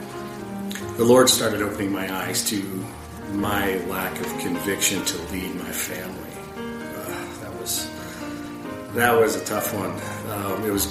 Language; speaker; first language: English; native; English